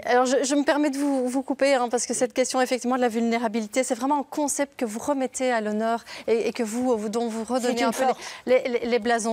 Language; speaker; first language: French; native; French